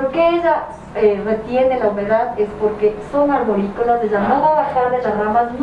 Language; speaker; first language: Spanish; native; Spanish